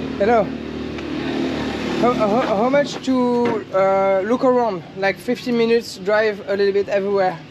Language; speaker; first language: English; non-native, learner; French